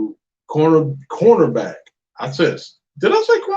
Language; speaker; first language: English; native; English